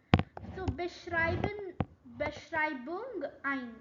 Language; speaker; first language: German; non-native, learner; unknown